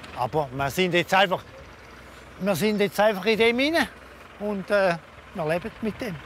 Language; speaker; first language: German; native; German